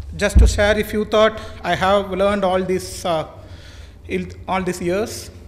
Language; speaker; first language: English; non-native, local second language; Tamil